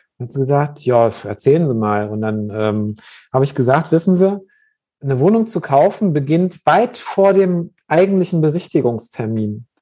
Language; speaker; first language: German; native; German